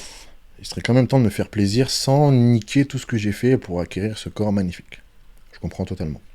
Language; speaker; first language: French; native; French